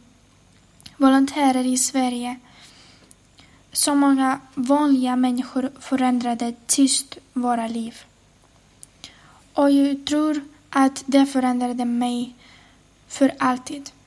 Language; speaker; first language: Swedish; non-native, fluent; Ukrainian